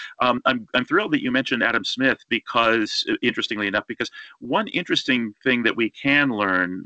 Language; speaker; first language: English; native; English